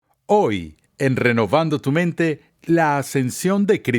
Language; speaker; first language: Spanish; native; Spanish